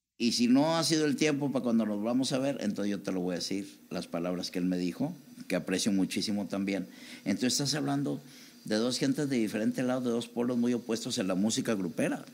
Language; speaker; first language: Spanish; native; Spanish